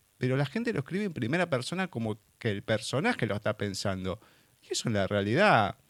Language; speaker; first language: Spanish; native; Spanish